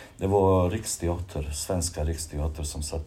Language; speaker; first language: Swedish; non-native, fluent; Bosnian